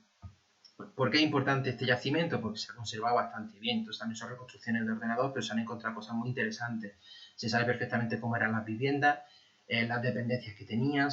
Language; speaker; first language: Spanish; native; Spanish